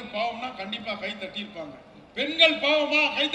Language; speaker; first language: Tamil; native; Tamil